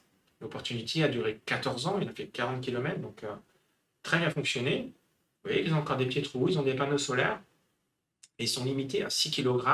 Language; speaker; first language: French; native; French